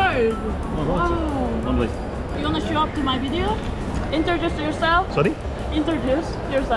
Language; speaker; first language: English; non-native, learner; Korean